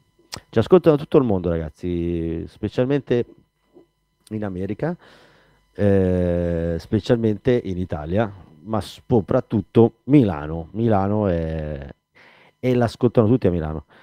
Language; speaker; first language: Italian; native; Italian